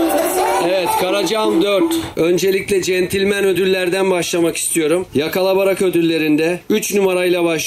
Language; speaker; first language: Turkish; native; Turkish